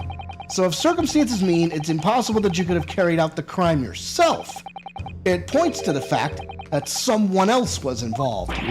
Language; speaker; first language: English; native; English